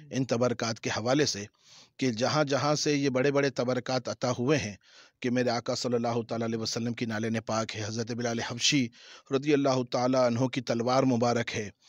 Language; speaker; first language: Urdu; native; Urdu